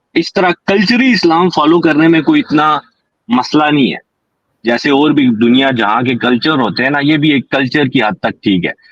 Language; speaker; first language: Urdu; non-native, local second language; Punjabi